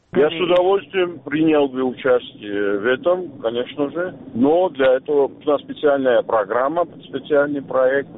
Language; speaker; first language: Russian; non-native, local second language; Georgian